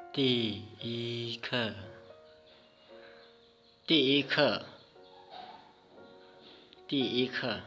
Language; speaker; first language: Chinese; non-native, fluent; Hmong